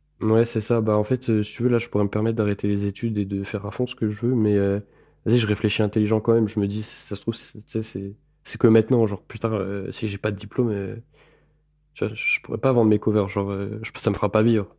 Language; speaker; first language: French; native; French